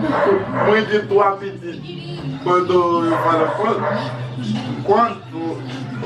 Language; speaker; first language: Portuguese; non-native, learner; Haitian Creole